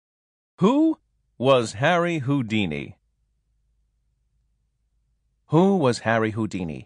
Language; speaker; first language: English; native; English